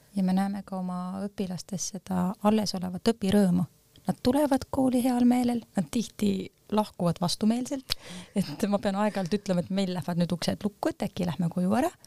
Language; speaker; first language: Estonian; native; Estonian